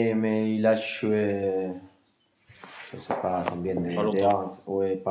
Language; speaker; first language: French; non-native, learner; Spanish